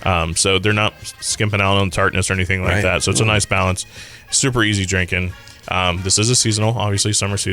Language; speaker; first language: English; native; English